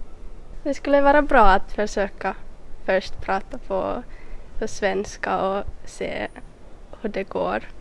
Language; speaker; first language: Swedish; non-native, local second language; Finnish